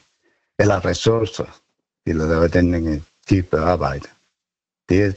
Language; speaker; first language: Danish; non-native, learner; Spanish